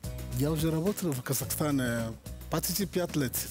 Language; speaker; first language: Russian; non-native, learner; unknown